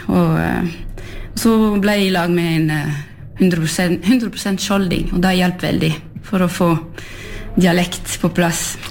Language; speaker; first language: Norwegian; early bilingual, heritage; French